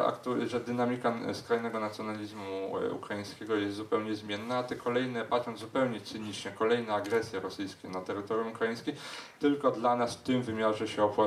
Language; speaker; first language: Polish; native; Polish